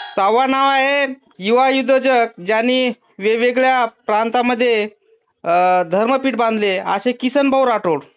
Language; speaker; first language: Marathi; non-native, local second language; Lambadi